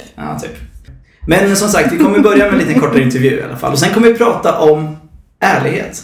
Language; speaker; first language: Swedish; native; Swedish